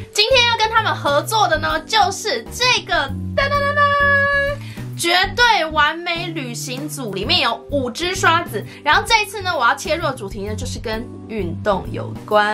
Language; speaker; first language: Chinese; native; Chinese